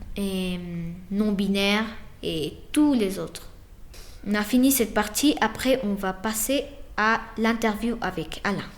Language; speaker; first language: French; non-native, fluent; Spanish